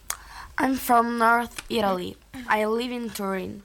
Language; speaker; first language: English; non-native, learner; Italian